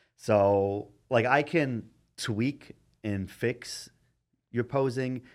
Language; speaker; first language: English; native; English